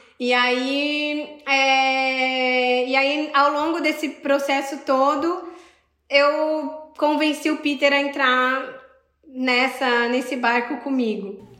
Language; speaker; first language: Portuguese; native; Portuguese